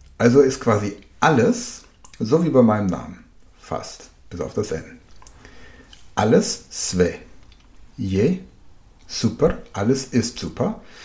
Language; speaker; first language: German; native; German